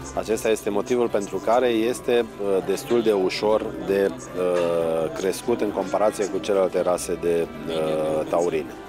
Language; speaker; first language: Romanian; native; Romanian